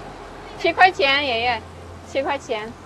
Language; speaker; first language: Chinese; non-native, fluent; Indonesian